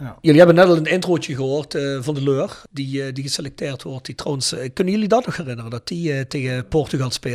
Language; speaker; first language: Dutch; native; Dutch